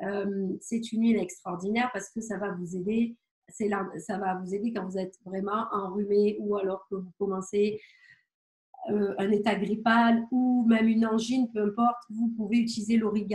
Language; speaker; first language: French; native; French